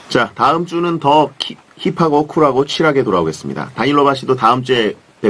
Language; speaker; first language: Korean; native; Korean